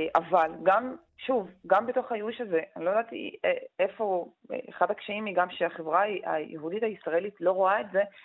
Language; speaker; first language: Hebrew; non-native, local second language; Arabic